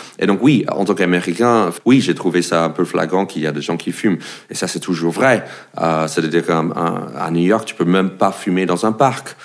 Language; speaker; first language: French; non-native, fluent; English